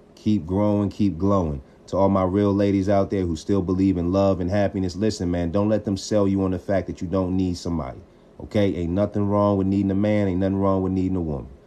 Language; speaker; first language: English; native; English